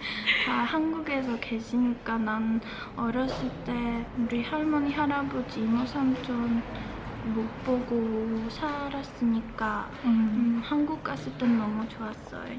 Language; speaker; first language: Korean; early bilingual, heritage; Czech